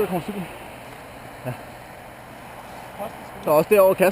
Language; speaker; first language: Danish; native; Danish